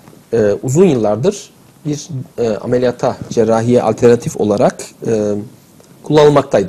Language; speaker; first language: Turkish; native; Turkish